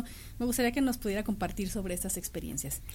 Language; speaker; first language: Spanish; native; Spanish